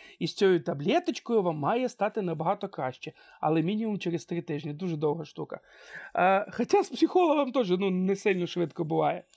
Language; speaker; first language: Ukrainian; non-native, local second language; Russian